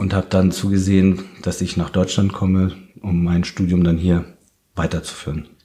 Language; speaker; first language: German; early bilingual, heritage; German